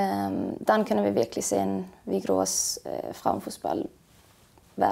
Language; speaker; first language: German; non-native, fluent; Icelandic